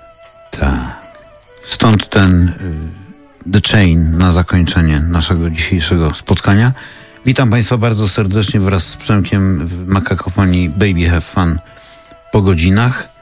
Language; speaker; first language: Polish; native; Polish